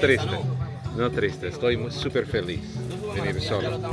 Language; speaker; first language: Spanish; non-native, learner; English